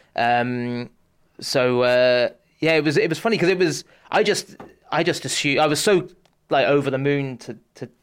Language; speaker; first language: English; native; English